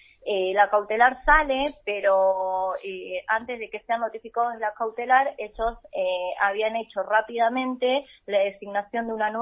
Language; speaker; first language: Spanish; native; Spanish